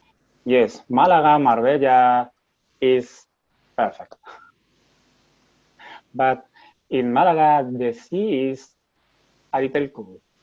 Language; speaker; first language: English; non-native, learner; Spanish